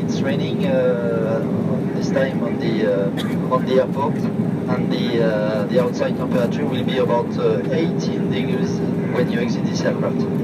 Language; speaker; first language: English; non-native, fluent; French